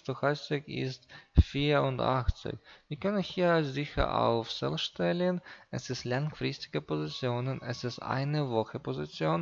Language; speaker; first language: German; non-native, learner; Russian